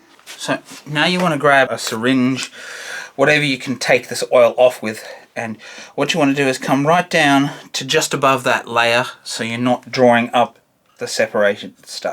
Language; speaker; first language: English; native; English